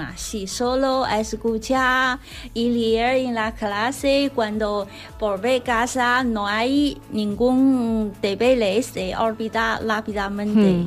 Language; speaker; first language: Spanish; non-native, learner; Chinese